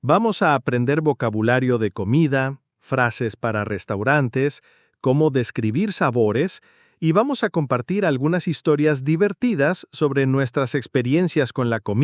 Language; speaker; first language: Spanish; non-native, fluent; English